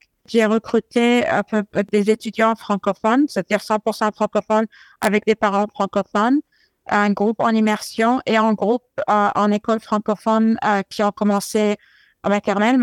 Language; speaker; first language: French; non-native, fluent; Arabic